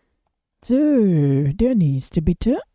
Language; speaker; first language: German; native; German